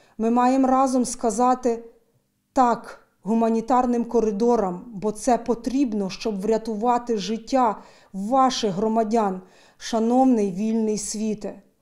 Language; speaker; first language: Ukrainian; native; Ukrainian